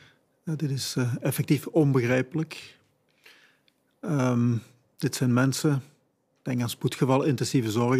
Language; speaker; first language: Dutch; native; Dutch